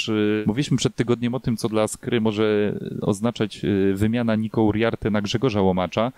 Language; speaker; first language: Polish; native; Polish